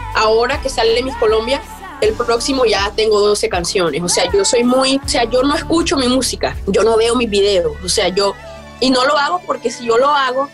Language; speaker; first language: Spanish; native; Spanish